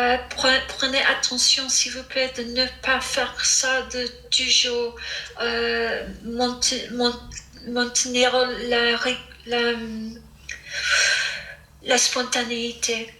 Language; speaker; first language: French; non-native, fluent; English